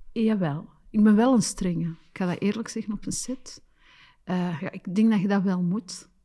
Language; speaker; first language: Dutch; early bilingual, other home language; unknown